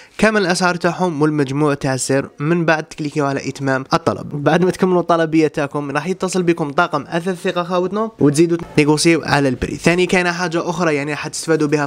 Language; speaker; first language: Arabic; native; Arabic